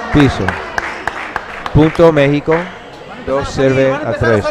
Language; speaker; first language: Spanish; non-native, learner; English